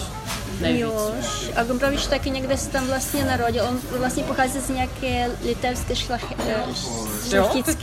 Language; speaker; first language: Czech; non-native, fluent; Ukrainian